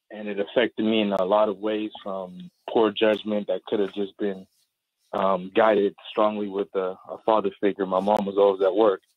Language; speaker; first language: English; native; English